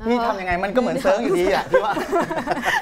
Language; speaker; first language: Thai; native; Thai